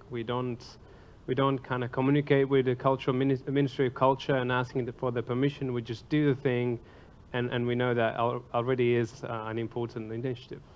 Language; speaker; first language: English; non-native, fluent; Latvian